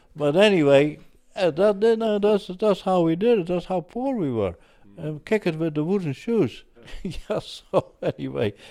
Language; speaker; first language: English; early bilingual, other home language; Dutch